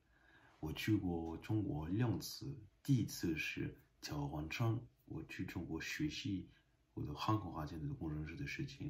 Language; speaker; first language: Chinese; non-native, learner; French